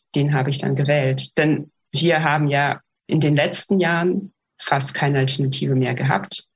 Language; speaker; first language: German; non-native, fluent; Russian